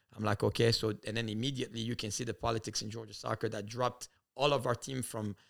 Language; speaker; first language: English; early bilingual, other home language; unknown